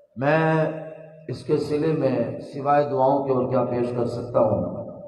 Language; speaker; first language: Urdu; non-native, local second language; Punjabi